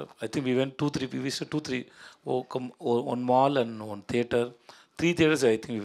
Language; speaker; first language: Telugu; non-native, learner; Tamil